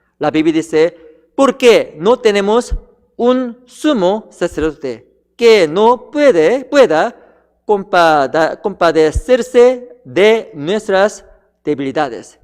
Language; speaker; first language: Spanish; non-native, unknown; Korean